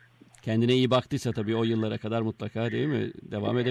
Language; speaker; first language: Turkish; native; Turkish